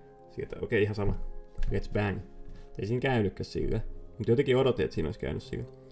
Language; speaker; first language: Finnish; native; Finnish